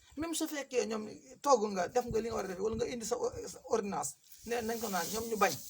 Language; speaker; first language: Wolof; non-native, local second language; Fula